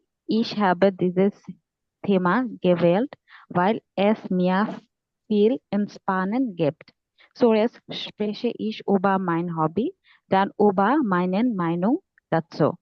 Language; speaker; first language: German; non-native, learner; Bangla